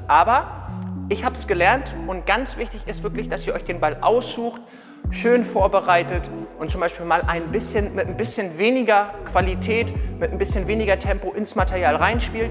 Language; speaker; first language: German; native; German